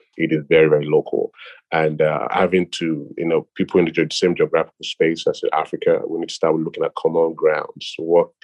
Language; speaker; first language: English; non-native, local second language; Yoruba